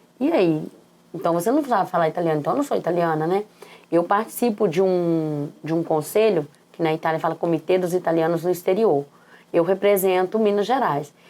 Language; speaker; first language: Portuguese; native; Portuguese